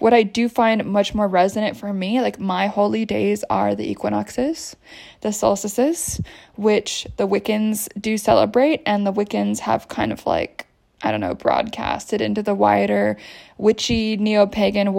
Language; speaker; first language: English; native; English